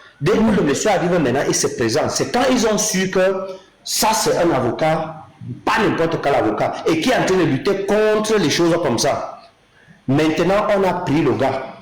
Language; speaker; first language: French; non-native, local second language; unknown